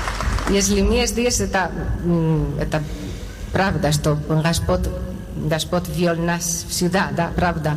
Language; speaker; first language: Russian; non-native, learner; Spanish